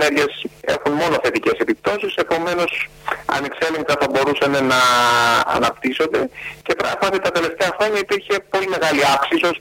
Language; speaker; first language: Greek; native; Greek